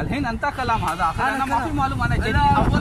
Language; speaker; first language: Arabic; non-native, learner; Urdu